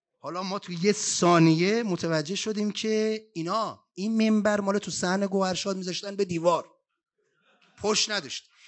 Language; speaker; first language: Persian; native; Persian